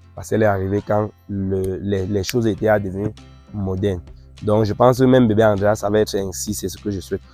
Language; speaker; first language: French; non-native, local second language; Ghomala